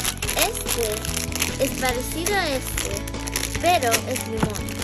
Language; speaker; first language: Spanish; early bilingual, heritage; Spanish